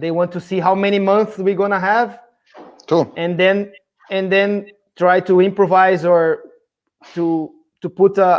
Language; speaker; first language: English; non-native, fluent; Portuguese